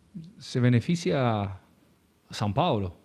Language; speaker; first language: Portuguese; non-native, learner; Spanish